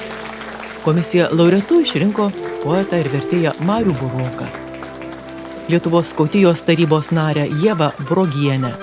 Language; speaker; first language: Lithuanian; native; Lithuanian